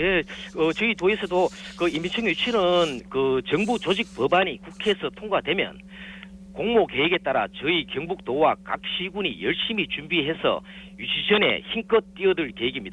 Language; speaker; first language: Korean; native; Korean